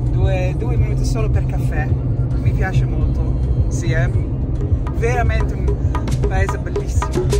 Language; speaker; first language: Italian; non-native, fluent; Dutch